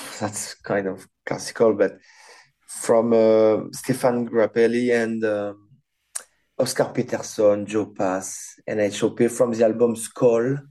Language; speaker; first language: English; non-native, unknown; French